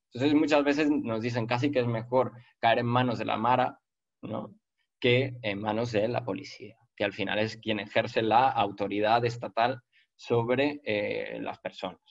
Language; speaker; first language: Spanish; native; Spanish